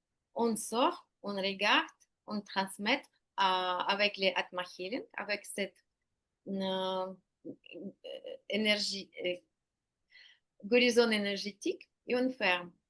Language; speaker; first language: French; non-native, learner; Ukrainian